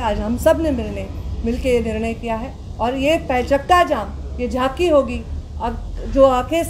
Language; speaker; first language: Hindi; non-native, local second language; Marathi